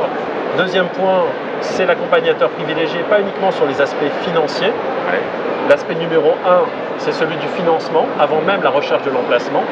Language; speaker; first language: French; native; French